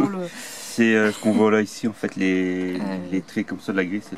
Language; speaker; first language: French; native; French